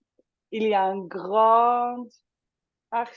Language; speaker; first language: French; non-native, fluent; Dutch